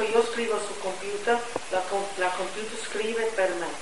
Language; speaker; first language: Spanish; non-native, learner; Italian